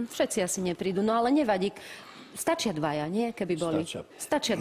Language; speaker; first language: Slovak; native; Slovak